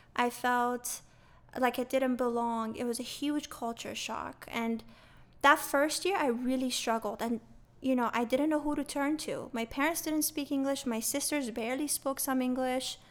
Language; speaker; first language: English; early bilingual, other home language; Persian